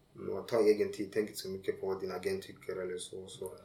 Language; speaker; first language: Swedish; early bilingual, other home language; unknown